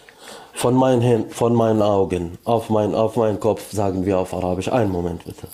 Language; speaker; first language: German; non-native, learner; Arabic